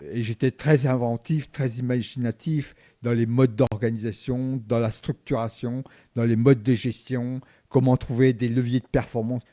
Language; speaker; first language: French; early bilingual, other home language; Vietnamese